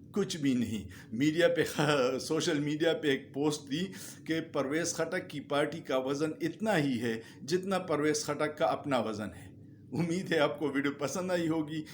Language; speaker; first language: Urdu; non-native, local second language; Pashto